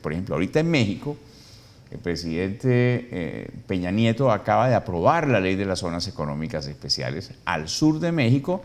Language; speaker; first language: Spanish; native; Spanish